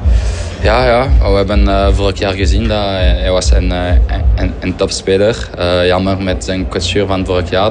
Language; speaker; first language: Dutch; non-native, fluent; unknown